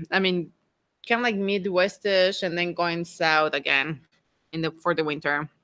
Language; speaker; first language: English; non-native, fluent; Spanish